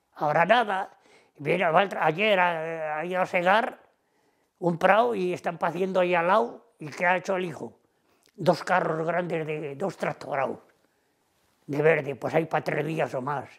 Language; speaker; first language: Spanish; native; Spanish